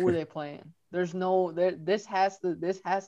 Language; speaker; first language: English; native; English